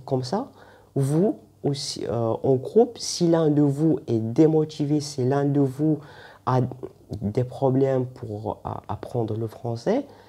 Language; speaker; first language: French; non-native, fluent; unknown